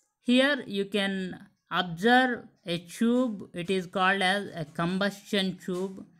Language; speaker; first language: English; non-native, local second language; Telugu